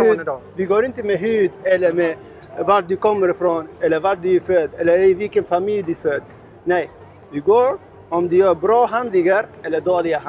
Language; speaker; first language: Swedish; non-native, learner; Arabic